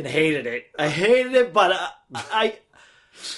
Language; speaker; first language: English; native; English